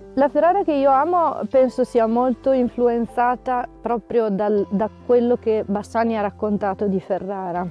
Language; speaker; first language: Italian; native; Italian